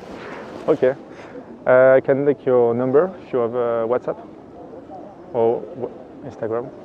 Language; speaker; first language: English; non-native, fluent; French